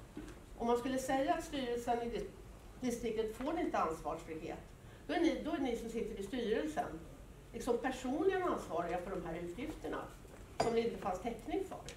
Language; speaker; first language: Swedish; native; Swedish